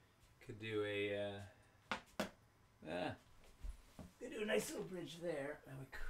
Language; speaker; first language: English; native; English